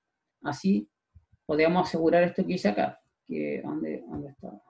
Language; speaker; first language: Spanish; native; Spanish